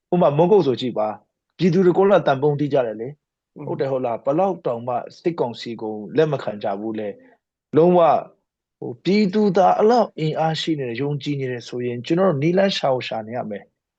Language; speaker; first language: Burmese; non-native, local second language; Hakha Chin